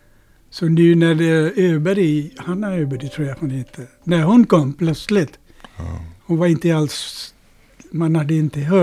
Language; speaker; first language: Swedish; non-native, fluent; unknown